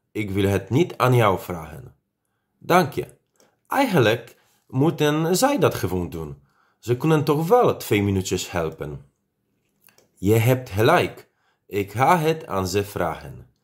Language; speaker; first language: Dutch; non-native, fluent; Polish